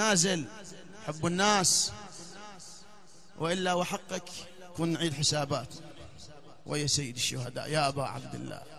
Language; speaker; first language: Arabic; native; Arabic